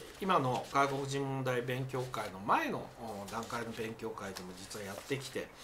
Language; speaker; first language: Japanese; native; Japanese